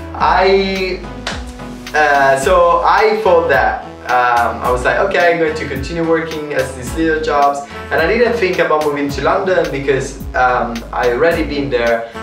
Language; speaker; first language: English; non-native, fluent; Italian